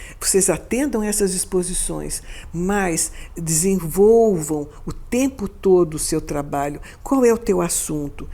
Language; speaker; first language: Portuguese; native; Portuguese